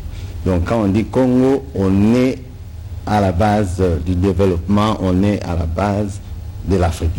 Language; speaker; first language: French; non-native, local second language; Lingala